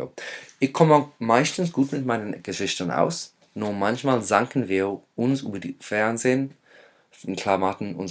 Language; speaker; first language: German; non-native, fluent; English